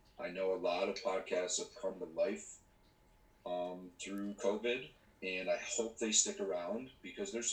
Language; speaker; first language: English; native; English